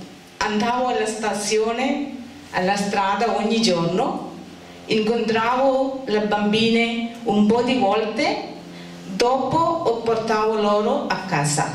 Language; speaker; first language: Italian; non-native, learner; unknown